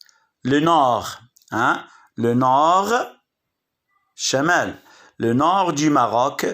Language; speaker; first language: French; non-native, local second language; Arabic